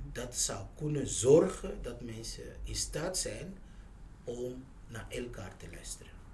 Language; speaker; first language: Dutch; non-native, fluent; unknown